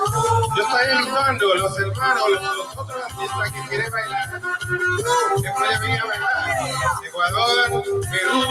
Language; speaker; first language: Spanish; non-native, learner; Haitian Creole